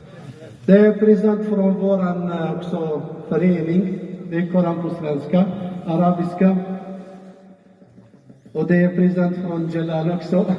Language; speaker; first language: Swedish; non-native, fluent; Arabic